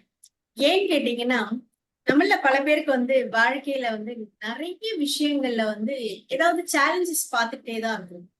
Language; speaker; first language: Tamil; native; Tamil